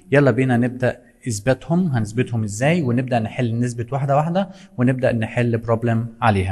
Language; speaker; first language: Arabic; native; Arabic